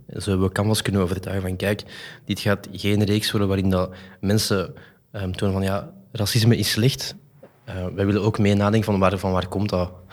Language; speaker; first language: Dutch; native; Dutch